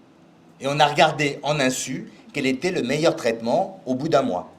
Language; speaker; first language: French; native; French